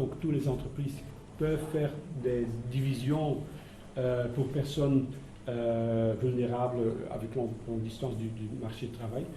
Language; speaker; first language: French; non-native, local second language; Dutch